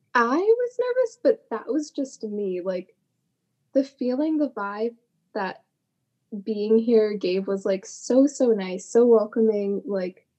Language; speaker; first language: English; native; English